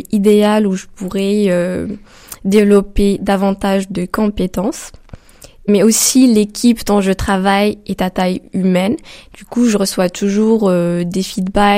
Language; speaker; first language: French; non-native, local second language; Arabic